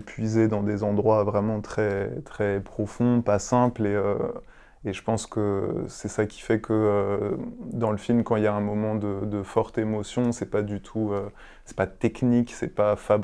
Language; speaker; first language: French; native; French